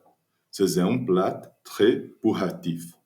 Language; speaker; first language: French; non-native, learner; Portuguese